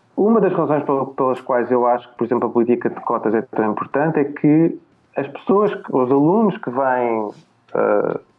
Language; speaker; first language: Portuguese; native; Portuguese